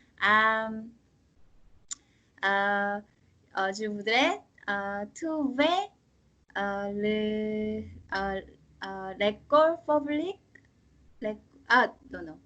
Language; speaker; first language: French; non-native, learner; Korean